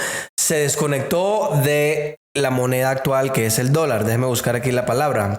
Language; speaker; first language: Spanish; native; Spanish